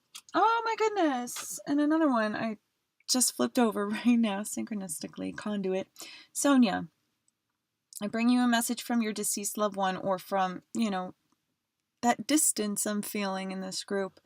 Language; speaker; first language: English; native; English